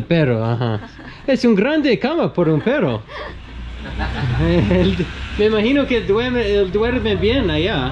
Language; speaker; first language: Spanish; non-native, learner; English